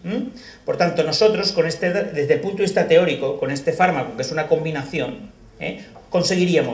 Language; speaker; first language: Spanish; native; Spanish